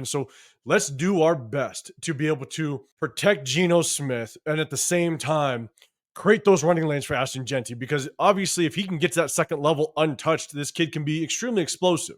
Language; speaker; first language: English; native; English